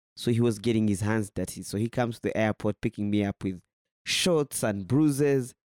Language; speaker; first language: English; non-native, local second language; Ganda